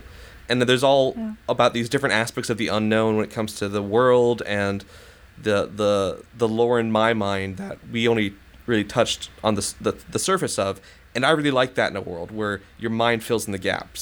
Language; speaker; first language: English; native; English